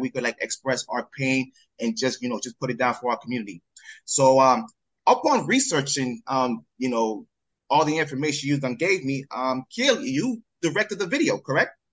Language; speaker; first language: English; early bilingual, other home language; Spanish